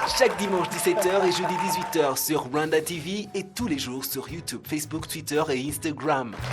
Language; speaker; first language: French; non-native, local second language; Kinyarwanda